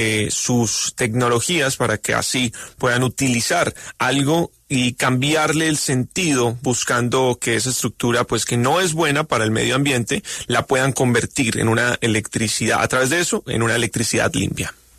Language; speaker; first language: Spanish; native; Spanish